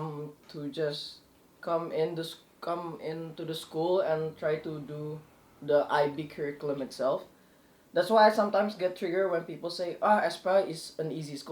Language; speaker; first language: English; non-native, local second language; Indonesian